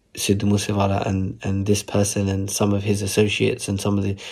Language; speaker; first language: English; native; English